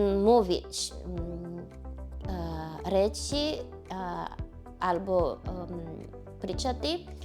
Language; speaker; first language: Polish; non-native, learner; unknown